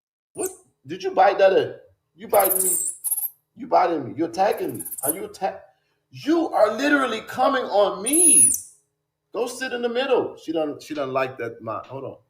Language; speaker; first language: English; native; English